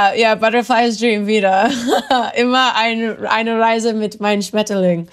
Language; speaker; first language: German; non-native, learner; English